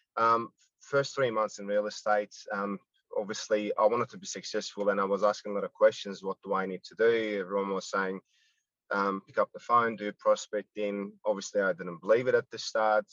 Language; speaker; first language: English; non-native, fluent; Greek